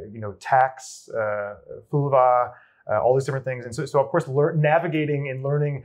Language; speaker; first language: English; native; English